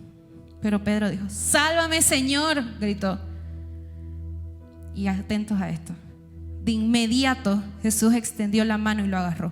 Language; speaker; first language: Spanish; native; Spanish